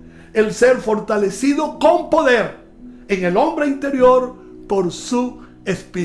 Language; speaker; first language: Spanish; native; Spanish